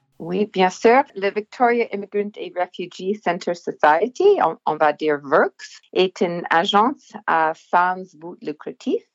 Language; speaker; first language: French; non-native, local second language; English